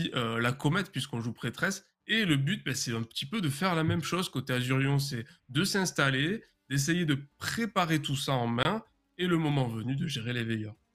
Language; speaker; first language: French; native; French